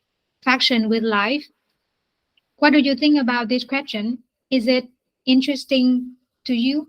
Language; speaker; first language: English; non-native, learner; Vietnamese